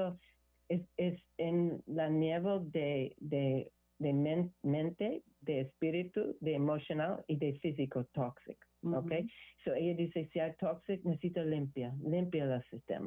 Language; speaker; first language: Spanish; non-native, learner; English